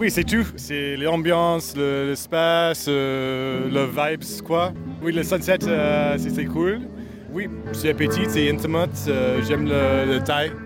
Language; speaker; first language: French; non-native, learner; English